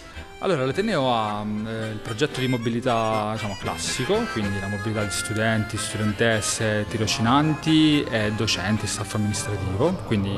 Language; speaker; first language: Italian; native; Italian